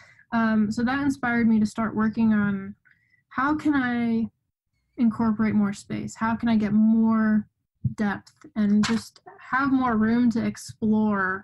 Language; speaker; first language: English; native; English